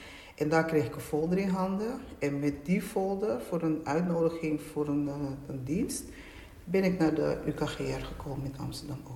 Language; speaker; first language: Dutch; native; Dutch